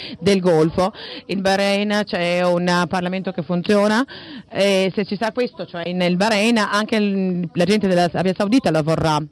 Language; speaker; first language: Italian; non-native, fluent; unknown